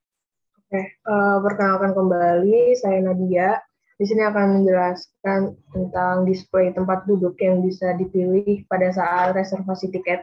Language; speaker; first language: Indonesian; native; Indonesian